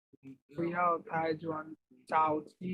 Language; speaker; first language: Chinese; non-native, learner; Bangla